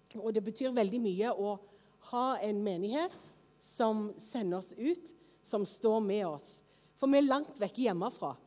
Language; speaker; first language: Norwegian; native; Norwegian